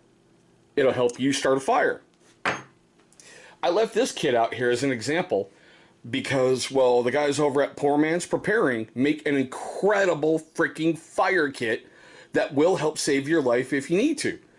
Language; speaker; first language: English; native; English